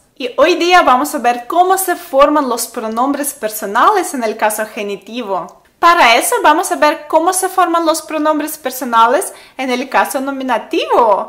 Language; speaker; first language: Spanish; non-native, fluent; Russian